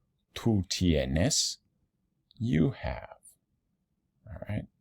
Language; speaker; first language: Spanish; non-native, fluent; English